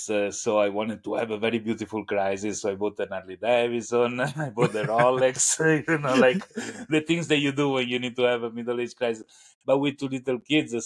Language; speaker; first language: English; non-native, fluent; Italian